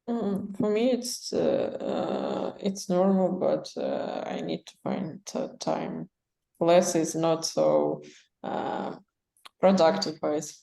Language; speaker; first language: English; non-native, learner; Russian